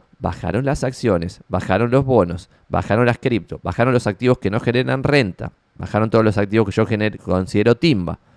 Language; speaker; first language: Spanish; native; Spanish